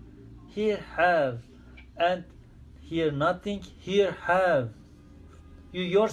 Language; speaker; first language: English; non-native, learner; Turkish